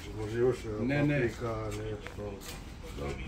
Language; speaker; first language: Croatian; non-native, learner; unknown